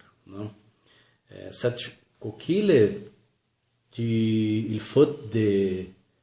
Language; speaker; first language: French; non-native, learner; Portuguese